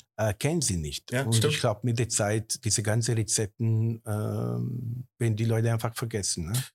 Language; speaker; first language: German; non-native, fluent; Italian